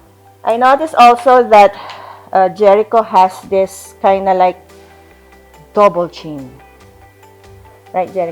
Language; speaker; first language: English; non-native, local second language; Filipino